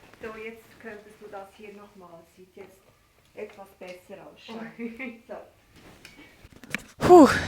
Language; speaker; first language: German; non-native, learner; Ukrainian